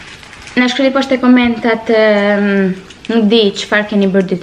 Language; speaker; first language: Albanian; early bilingual, heritage; Albanian